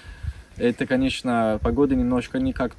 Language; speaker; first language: Russian; non-native, learner; Turkish